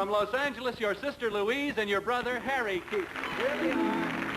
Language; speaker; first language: English; native; English